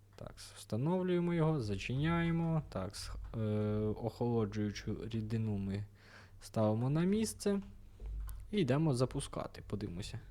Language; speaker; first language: Ukrainian; non-native, local second language; Russian